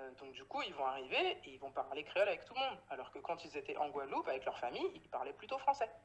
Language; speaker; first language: French; native; French